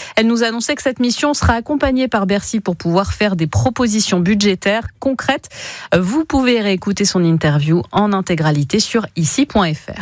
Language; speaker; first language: French; native; French